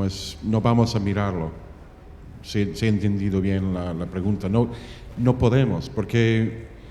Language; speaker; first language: Spanish; non-native, fluent; English